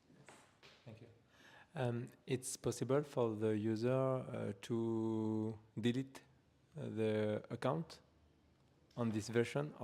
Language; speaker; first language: English; non-native, learner; French